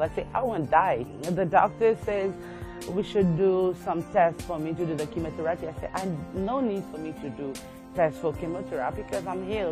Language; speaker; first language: English; non-native, local second language; Morisyen